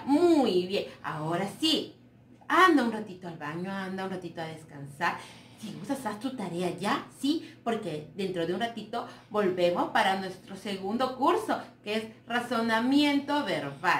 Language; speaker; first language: Spanish; native; Spanish